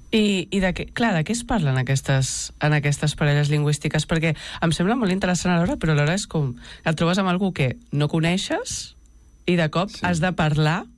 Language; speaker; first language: Catalan; native; Catalan